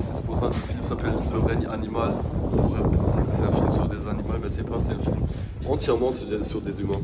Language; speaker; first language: French; non-native, fluent; German